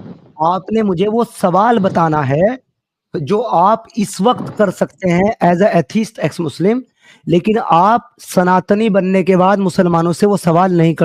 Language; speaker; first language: Hindi; native; Hindi